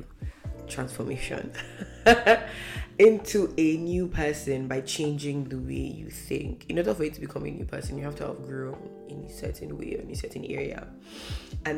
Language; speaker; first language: English; non-native, local second language; Hausa